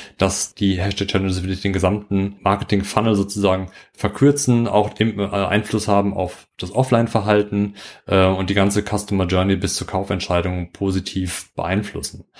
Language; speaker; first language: German; native; German